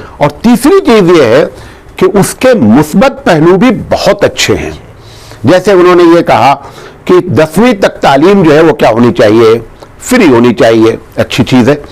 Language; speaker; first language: Urdu; native; Urdu